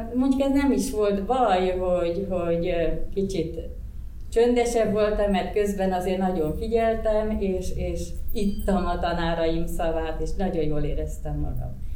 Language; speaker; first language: Hungarian; non-native, local second language; Croatian